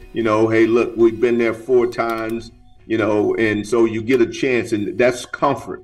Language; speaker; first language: English; native; English